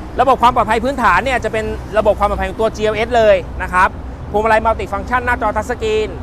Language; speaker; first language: Thai; native; Thai